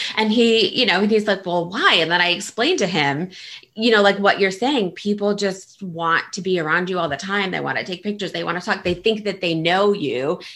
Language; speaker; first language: English; early bilingual, other home language; Italian